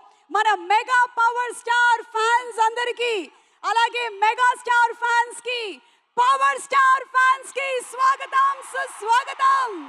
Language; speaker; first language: Telugu; native; Telugu